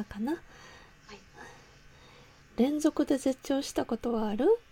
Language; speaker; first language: Japanese; native; Japanese